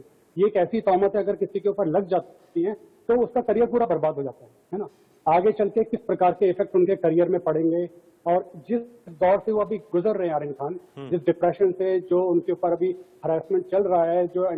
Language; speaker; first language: Hindi; native; Hindi